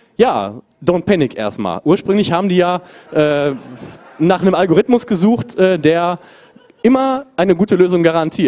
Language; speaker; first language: German; native; German